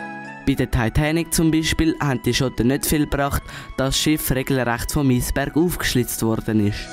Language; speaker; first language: German; native; German